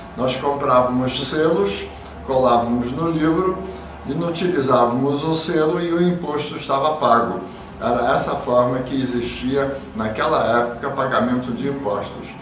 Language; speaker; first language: Portuguese; early bilingual, other home language; Yiddish